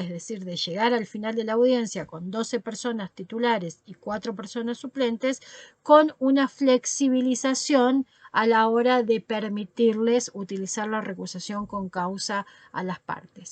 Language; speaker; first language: Spanish; native; Spanish